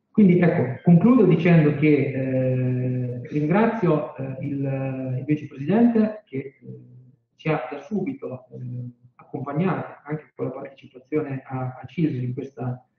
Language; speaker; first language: Italian; native; Italian